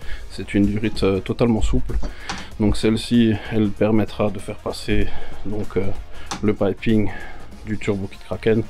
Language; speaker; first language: French; native; French